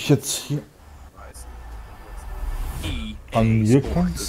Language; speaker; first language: German; native; German